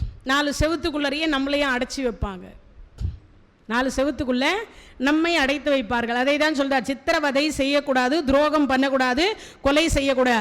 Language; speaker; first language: Tamil; native; Tamil